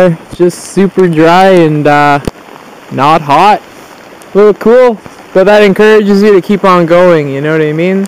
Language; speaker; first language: English; native; English